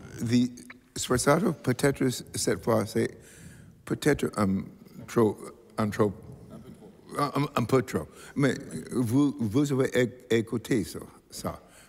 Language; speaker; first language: French; non-native, learner; English